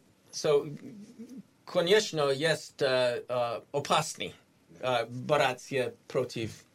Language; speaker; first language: Russian; non-native, learner; English